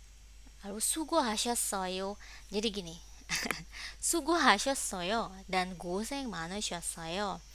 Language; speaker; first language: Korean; non-native, fluent; Indonesian